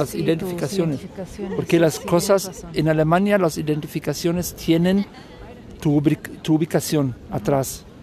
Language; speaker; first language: Spanish; non-native, learner; German